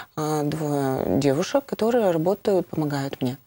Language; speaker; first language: Russian; native; Russian